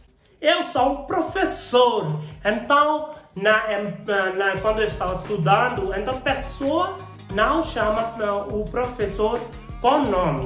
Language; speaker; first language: Portuguese; non-native, learner; Hindi